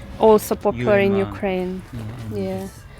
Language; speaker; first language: English; non-native, learner; Ukrainian